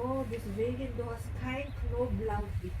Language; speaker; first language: German; non-native, learner; Filipino